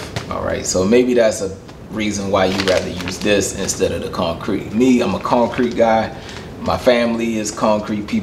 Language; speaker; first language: English; native; English